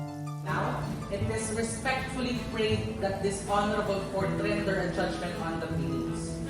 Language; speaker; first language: English; non-native, local second language; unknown